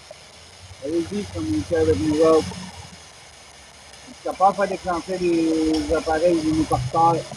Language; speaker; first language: French; native; French